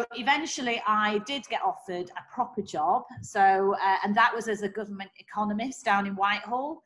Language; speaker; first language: English; native; English